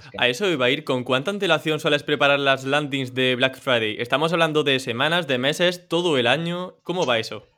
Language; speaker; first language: Spanish; native; Spanish